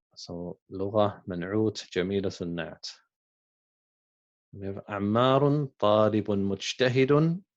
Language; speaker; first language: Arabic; non-native, fluent; English